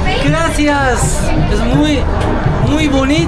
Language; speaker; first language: Spanish; non-native, learner; Korean